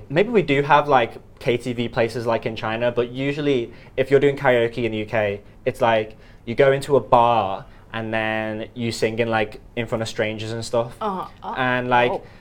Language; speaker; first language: English; native; English